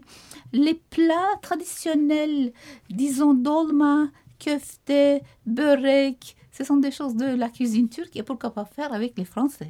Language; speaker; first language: French; non-native, fluent; Turkish